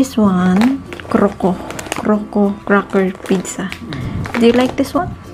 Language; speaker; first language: English; non-native, local second language; Filipino